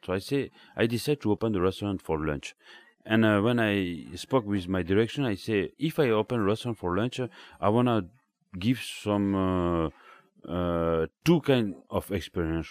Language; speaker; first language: English; non-native, learner; French